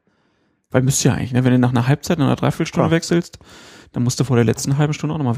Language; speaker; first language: German; native; German